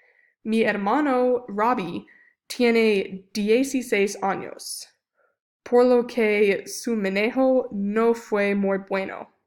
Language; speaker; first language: Spanish; non-native, learner; English